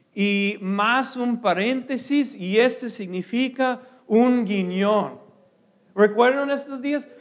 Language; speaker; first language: Spanish; non-native, fluent; English